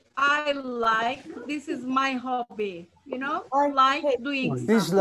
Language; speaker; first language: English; non-native, fluent; Turkish